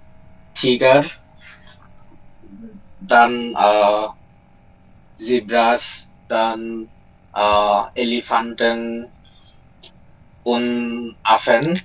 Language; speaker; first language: German; non-native, learner; Bangla